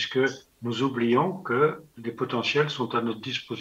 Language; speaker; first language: French; native; French